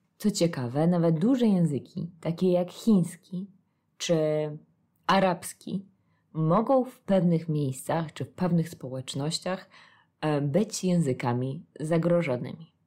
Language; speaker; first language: Polish; native; Polish